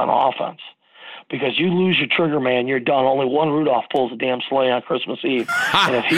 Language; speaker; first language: English; native; English